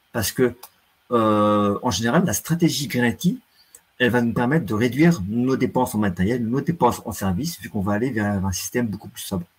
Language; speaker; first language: French; native; French